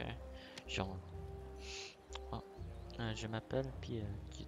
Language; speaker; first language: French; non-native, learner; English